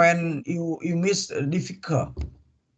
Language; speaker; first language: English; non-native, learner; Vietnamese